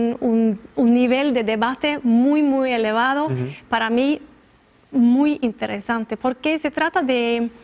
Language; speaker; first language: Spanish; non-native, fluent; Norwegian